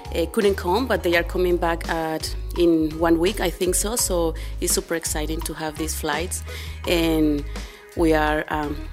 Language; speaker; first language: English; non-native, fluent; Spanish